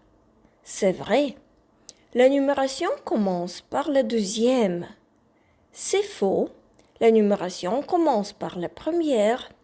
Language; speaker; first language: French; non-native, fluent; Ukrainian